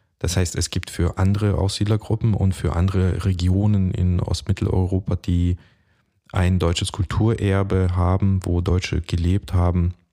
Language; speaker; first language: German; early bilingual, other home language; Russian